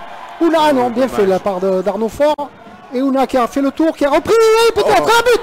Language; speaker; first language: French; native; French